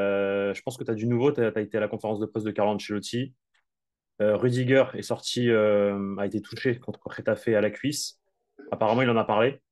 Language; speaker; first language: French; native; French